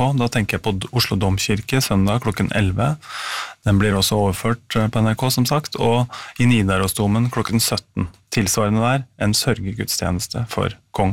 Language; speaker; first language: Norwegian; native; Norwegian